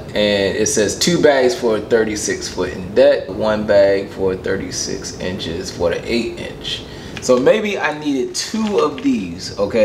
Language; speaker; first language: English; native; English